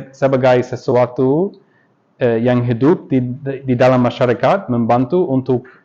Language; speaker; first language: Indonesian; non-native, learner; English